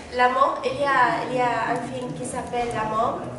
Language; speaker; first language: French; non-native, learner; Arabic